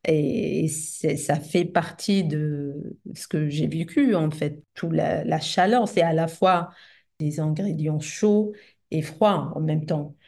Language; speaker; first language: French; non-native, fluent; Arabic